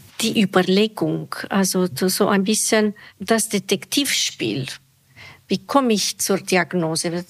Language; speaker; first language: German; non-native, fluent; Romanian